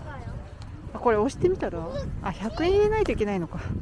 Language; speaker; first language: Japanese; native; Japanese